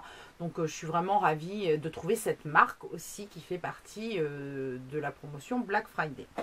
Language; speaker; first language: French; native; French